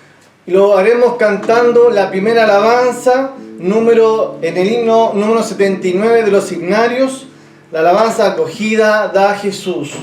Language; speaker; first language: Spanish; native; Spanish